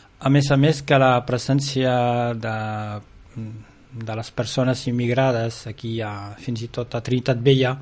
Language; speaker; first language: Catalan; non-native, fluent; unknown